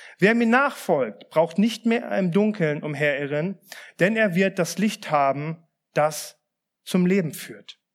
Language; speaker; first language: German; early bilingual, other home language; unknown